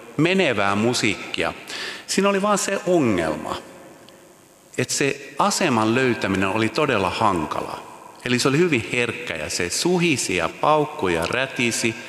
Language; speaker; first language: Finnish; non-native, local second language; Swedish